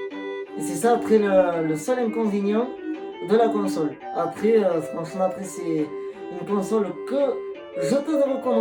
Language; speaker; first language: French; native; French